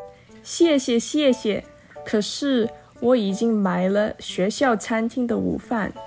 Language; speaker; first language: Chinese; non-native, learner; English